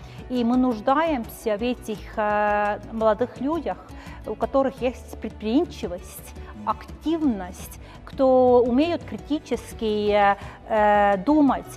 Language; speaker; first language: Russian; non-native, fluent; Estonian